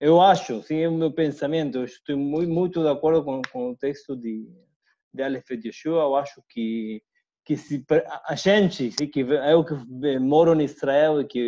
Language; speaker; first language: Portuguese; non-native, fluent; Spanish